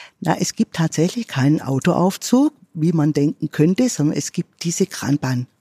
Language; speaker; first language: German; native; German